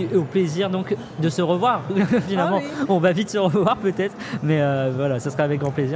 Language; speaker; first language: French; native; French